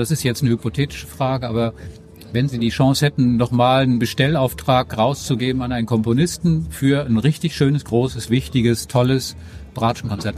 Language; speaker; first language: German; native; German